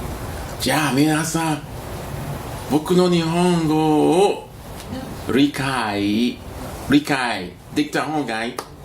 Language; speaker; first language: Japanese; non-native, learner; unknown